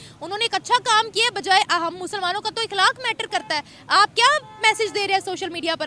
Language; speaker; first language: Hindi; native; Hindi